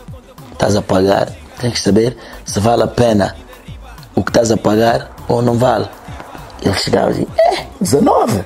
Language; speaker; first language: Portuguese; non-native, local second language; Upper Guinea Crioulo